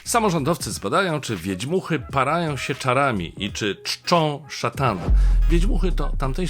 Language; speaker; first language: Polish; native; Polish